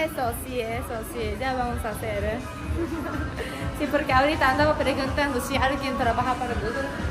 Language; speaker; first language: Spanish; non-native, learner; Japanese